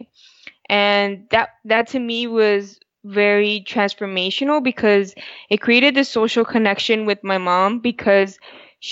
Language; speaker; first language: English; early bilingual, other home language; Spanish